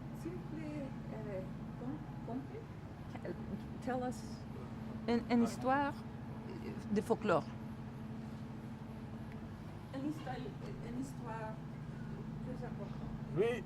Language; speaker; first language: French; non-native, learner; English